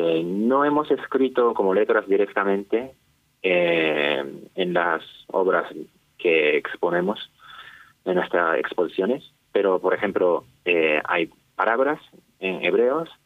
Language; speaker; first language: Spanish; non-native, fluent; Japanese